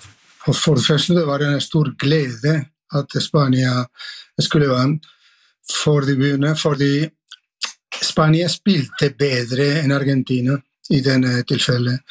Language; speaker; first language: Norwegian; non-native, fluent; Spanish